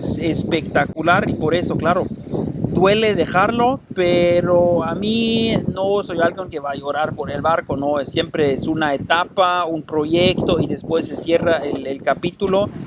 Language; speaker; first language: Spanish; non-native, fluent; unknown